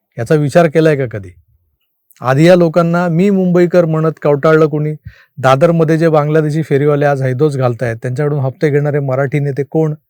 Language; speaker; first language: Marathi; native; Marathi